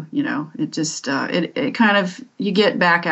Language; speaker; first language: English; native; English